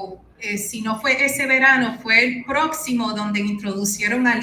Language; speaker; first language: Spanish; early bilingual, heritage; Spanish